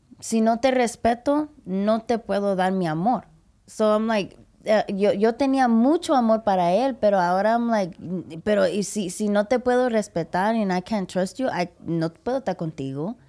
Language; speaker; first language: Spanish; early bilingual, heritage; English